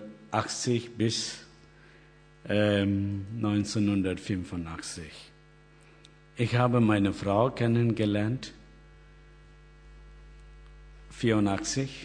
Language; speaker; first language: German; non-native, learner; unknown